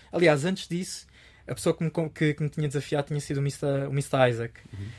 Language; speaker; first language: Portuguese; early bilingual, other home language; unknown